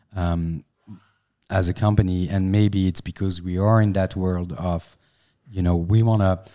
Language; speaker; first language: English; non-native, fluent; French